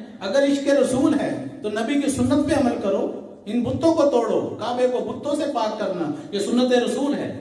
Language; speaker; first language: Urdu; non-native, local second language; Punjabi